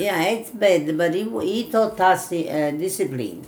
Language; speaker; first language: English; non-native, fluent; Italian